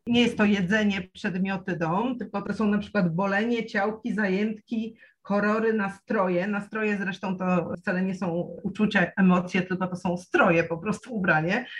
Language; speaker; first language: Polish; native; Polish